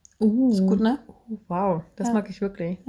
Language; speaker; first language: German; native; German